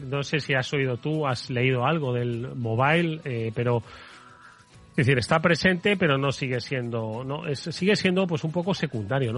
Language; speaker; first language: Spanish; native; Spanish